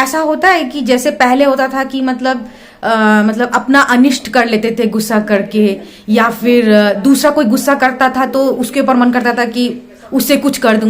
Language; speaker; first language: Hindi; native; Hindi